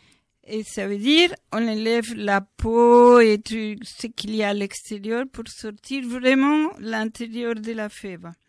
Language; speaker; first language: French; non-native, fluent; Spanish